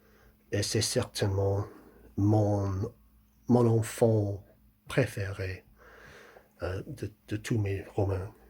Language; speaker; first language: French; non-native, fluent; English